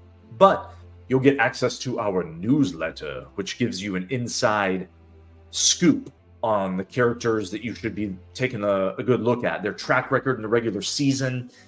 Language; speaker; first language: English; native; English